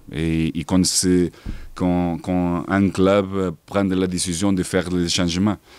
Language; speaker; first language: French; non-native, learner; Portuguese